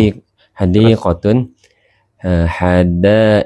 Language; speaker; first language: Arabic; non-native, learner; Indonesian